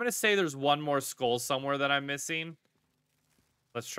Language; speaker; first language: English; native; English